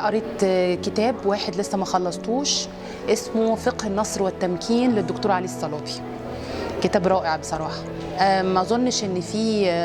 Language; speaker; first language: Arabic; native; Arabic